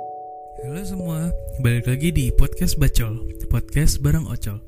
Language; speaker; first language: Indonesian; native; Indonesian